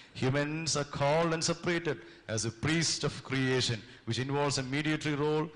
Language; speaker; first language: English; non-native, local second language; Malayalam